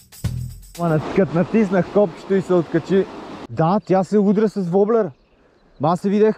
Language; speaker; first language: Bulgarian; native; Bulgarian